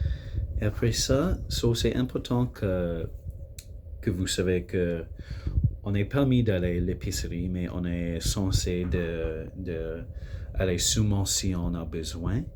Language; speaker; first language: French; non-native, local second language; English